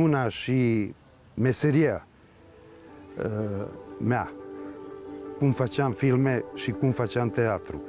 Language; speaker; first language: Romanian; early bilingual, heritage; Serbian